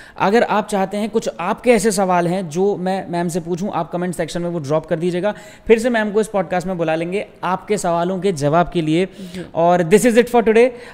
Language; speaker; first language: Hindi; native; Hindi